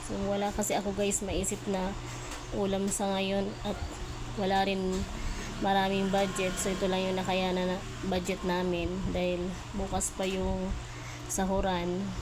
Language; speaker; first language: Filipino; non-native, local second language; Bikol